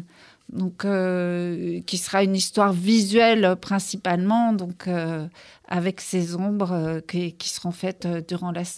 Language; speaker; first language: French; native; French